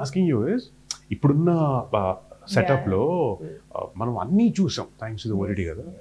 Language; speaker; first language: Telugu; native; Telugu